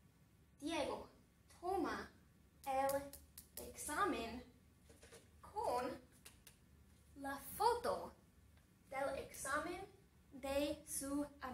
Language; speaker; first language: Spanish; non-native, fluent; English